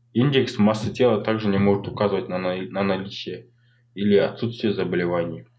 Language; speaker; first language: Russian; non-native, local second language; Kazakh